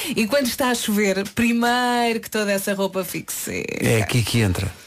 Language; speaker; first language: Portuguese; native; Portuguese